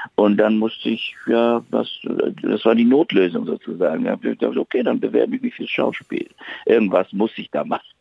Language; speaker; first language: German; non-native, fluent; Bulgarian